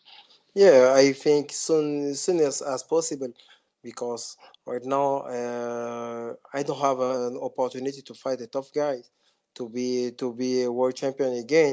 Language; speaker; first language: English; non-native, fluent; French